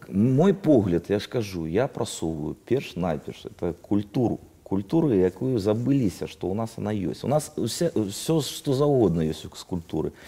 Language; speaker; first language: Belarusian; native; Belarusian